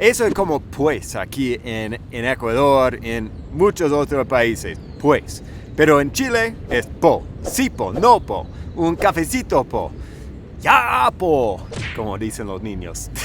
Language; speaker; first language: Spanish; non-native, fluent; English